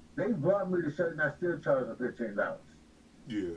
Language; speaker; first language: English; native; English